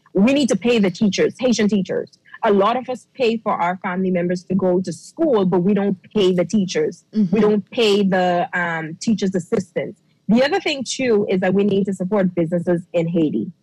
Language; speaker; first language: English; early bilingual, other home language; Haitian Creole